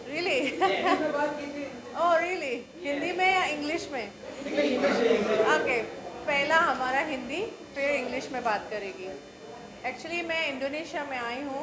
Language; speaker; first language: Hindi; non-native, learner; Indonesian